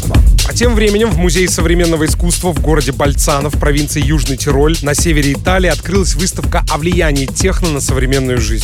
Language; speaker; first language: Russian; native; Russian